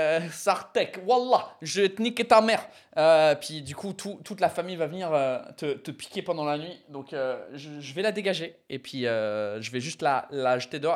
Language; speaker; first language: French; non-native, fluent; English